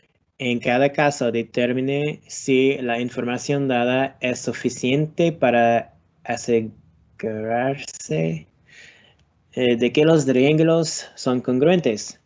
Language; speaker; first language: Spanish; non-native, learner; English